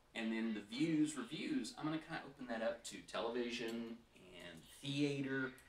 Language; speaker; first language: English; native; English